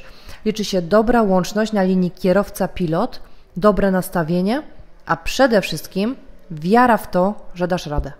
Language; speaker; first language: Polish; native; Polish